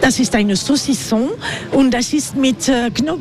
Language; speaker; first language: German; non-native, fluent; French